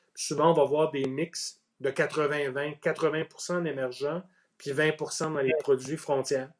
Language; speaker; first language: French; native; French